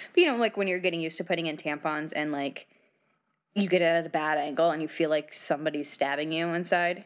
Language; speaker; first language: English; native; English